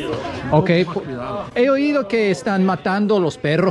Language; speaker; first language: Spanish; non-native, learner; English